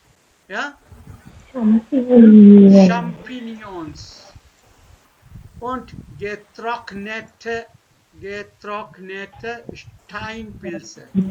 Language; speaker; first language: German; non-native, fluent; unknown